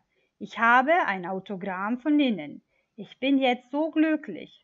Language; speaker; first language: German; non-native, fluent; Macedonian